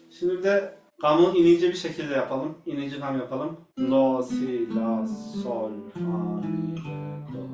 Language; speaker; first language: Turkish; native; Turkish